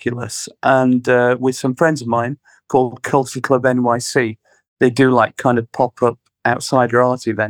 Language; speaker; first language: English; native; English